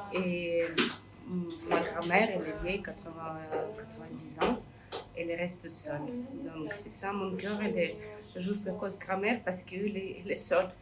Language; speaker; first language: French; non-native, learner; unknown